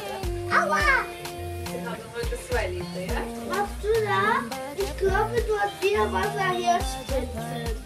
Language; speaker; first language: German; early bilingual, other home language; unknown